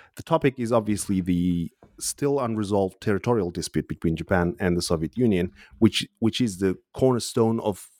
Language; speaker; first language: English; non-native, fluent; Uzbek